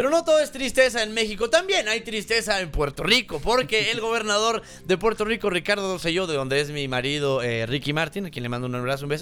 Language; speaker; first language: Spanish; native; Spanish